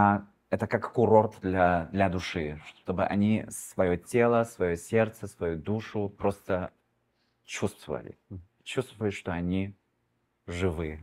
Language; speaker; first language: Russian; early bilingual, heritage; Russian